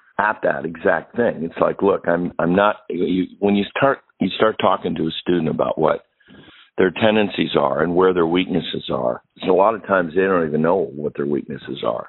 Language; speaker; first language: English; native; English